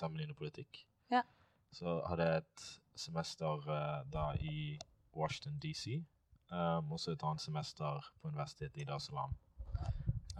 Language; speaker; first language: Norwegian; non-native, fluent; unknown